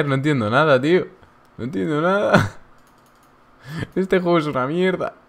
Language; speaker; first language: Spanish; native; Spanish